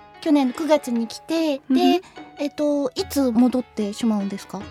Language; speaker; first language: Japanese; native; Japanese